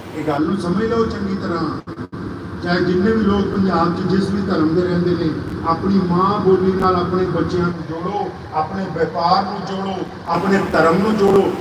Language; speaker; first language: Punjabi; non-native, local second language; Urdu